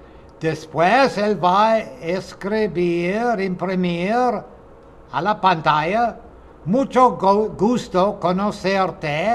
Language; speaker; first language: Spanish; non-native, fluent; English